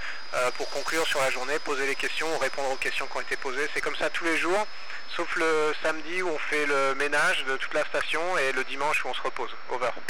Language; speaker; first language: French; native; French